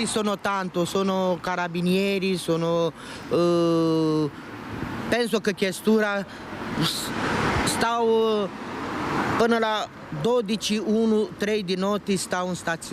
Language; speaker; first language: Italian; non-native, learner; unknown